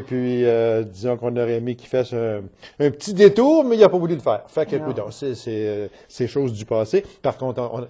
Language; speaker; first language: French; native; French